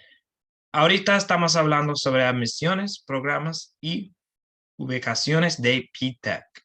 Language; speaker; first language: Spanish; non-native, learner; English